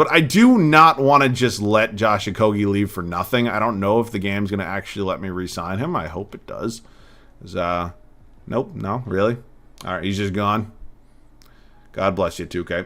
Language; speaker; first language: English; native; English